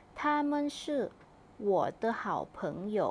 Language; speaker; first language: Chinese; non-native, fluent; Thai